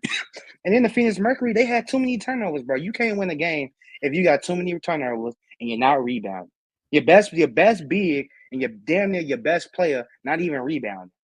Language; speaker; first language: English; native; English